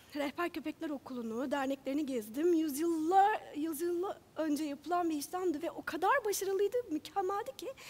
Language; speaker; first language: Turkish; native; Turkish